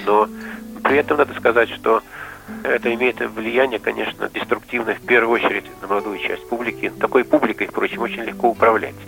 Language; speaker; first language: Russian; native; Russian